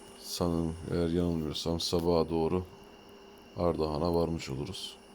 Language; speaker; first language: Turkish; early bilingual, heritage; Turkish